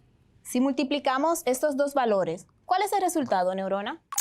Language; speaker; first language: Spanish; native; Spanish